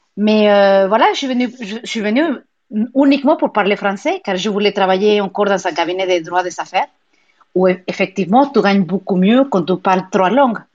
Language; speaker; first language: French; non-native, fluent; Spanish